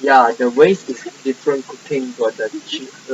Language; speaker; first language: English; non-native, local second language; Malay